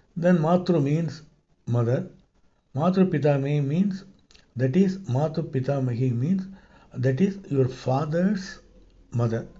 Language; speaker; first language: English; non-native, local second language; Tamil